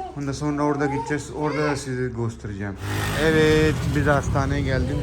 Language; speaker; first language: Turkish; non-native, learner; Urdu